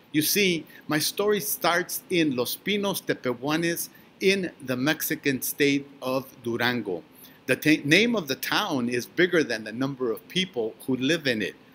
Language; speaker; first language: English; early bilingual, other home language; Spanish